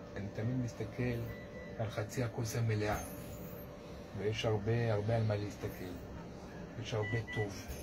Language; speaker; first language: Hebrew; native; Hebrew